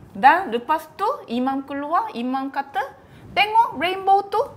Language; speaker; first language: Malay; non-native, learner; Korean